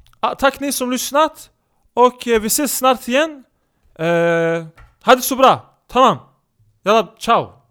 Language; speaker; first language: Swedish; early bilingual, other home language; Turkish